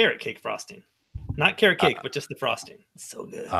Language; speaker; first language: English; native; English